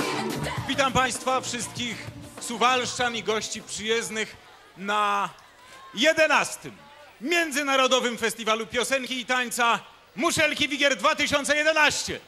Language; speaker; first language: Polish; native; Polish